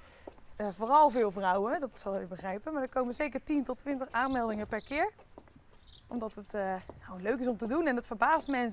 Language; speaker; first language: Dutch; native; Dutch